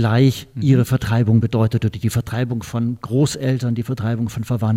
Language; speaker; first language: German; native; German